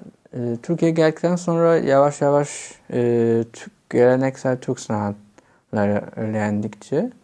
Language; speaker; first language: Turkish; non-native, fluent; Chinese